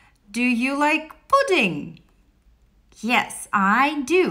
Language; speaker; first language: English; non-native, fluent; Russian